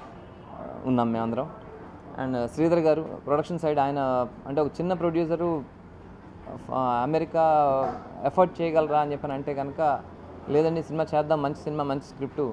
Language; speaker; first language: Telugu; native; Telugu